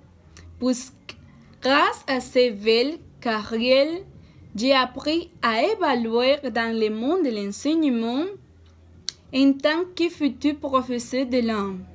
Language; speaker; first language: French; non-native, learner; Spanish